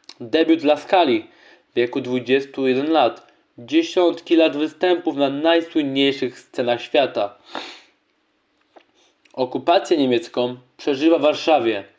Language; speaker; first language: Polish; native; Polish